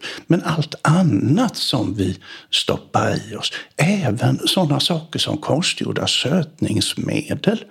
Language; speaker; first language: Swedish; native; Swedish